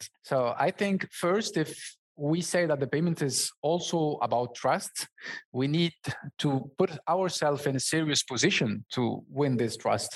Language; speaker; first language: English; non-native, fluent; Berber languages